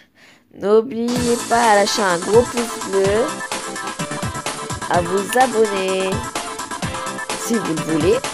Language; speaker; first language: French; native; French